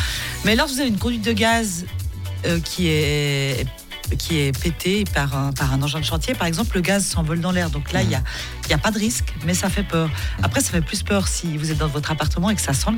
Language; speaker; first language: French; native; French